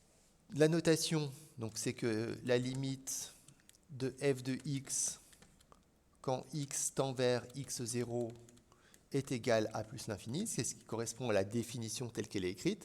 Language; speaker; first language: French; native; French